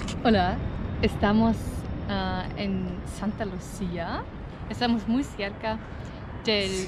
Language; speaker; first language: Spanish; non-native, learner; German